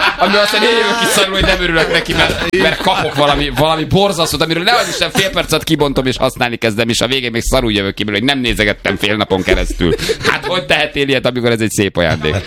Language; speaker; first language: Hungarian; native; Hungarian